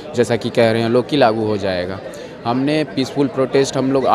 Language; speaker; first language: Hindi; native; Hindi